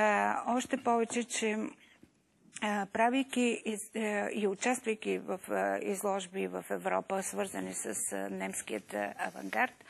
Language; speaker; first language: Bulgarian; native; Bulgarian